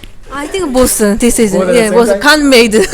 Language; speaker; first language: English; non-native, learner; Korean